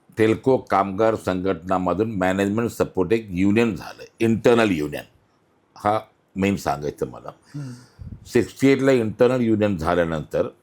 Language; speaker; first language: Marathi; non-native, local second language; Malayalam